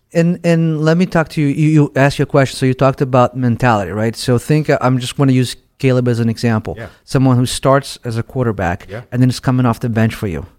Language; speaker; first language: English; non-native, fluent; Portuguese